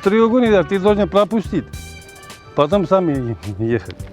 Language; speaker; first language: Russian; non-native, local second language; Kyrgyz